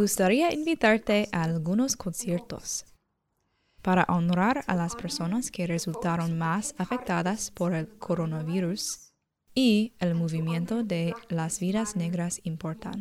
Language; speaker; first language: Spanish; non-native, learner; English